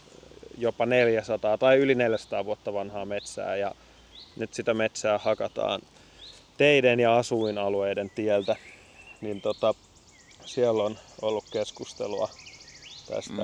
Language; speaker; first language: Finnish; native; Finnish